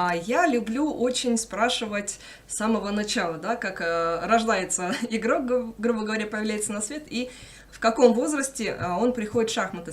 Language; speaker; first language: Russian; native; Russian